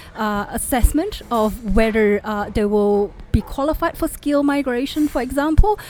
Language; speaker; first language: English; non-native, fluent; Indonesian